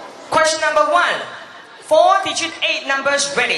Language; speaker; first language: English; non-native, local second language; Chinese